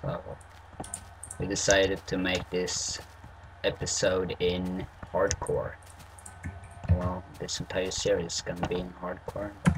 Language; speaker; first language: English; non-native, fluent; Swedish